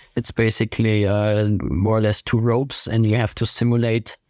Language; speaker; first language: English; non-native, fluent; German